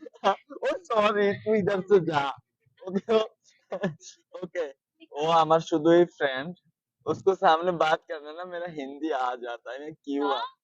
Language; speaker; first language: Hindi; non-native, learner; Bangla